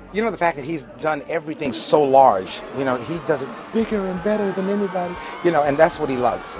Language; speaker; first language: English; native; English